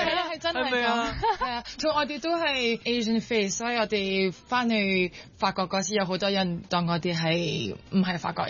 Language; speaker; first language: Cantonese; non-native, local second language; French